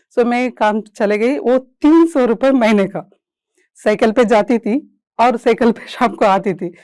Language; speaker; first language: Hindi; non-native, local second language; Kannada